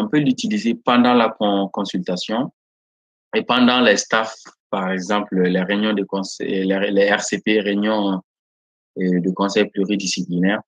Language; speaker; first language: French; non-native, local second language; Bambara